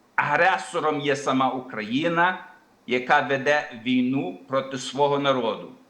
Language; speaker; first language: Ukrainian; early bilingual, heritage; Ukrainian